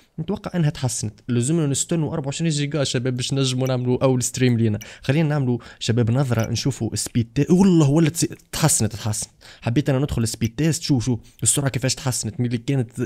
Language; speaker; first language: Arabic; native; Arabic